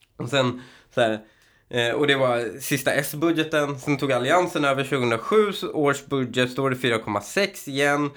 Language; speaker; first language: Swedish; early bilingual, other home language; Persian